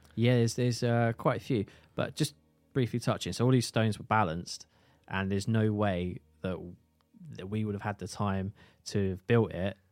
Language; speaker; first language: English; native; English